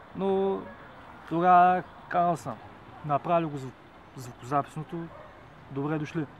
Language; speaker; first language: Bulgarian; native; Bulgarian